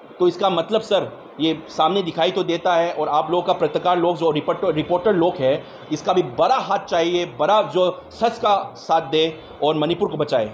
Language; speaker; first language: Hindi; non-native, local second language; Manipuri